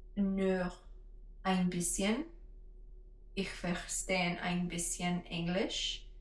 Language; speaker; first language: German; non-native, learner; English